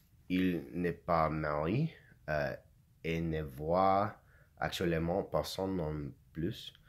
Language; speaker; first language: French; non-native, learner; English